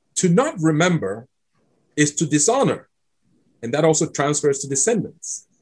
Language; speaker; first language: English; non-native, local second language; Akan